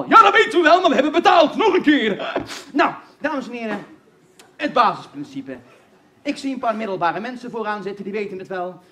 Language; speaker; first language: Dutch; native; Dutch